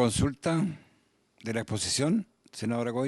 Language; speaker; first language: Spanish; native; Spanish